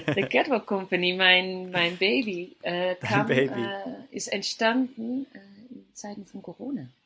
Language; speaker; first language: German; non-native, fluent; Dutch